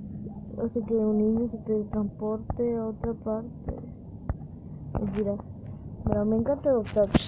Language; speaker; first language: Spanish; native; Spanish